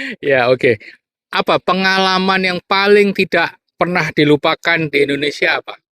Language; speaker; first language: Indonesian; native; Indonesian